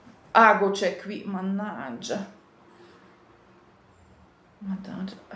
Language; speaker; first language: Italian; non-native, fluent; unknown